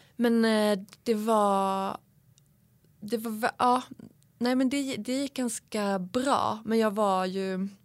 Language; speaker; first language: Swedish; native; Swedish